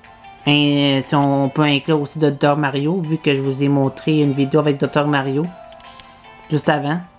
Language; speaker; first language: French; native; French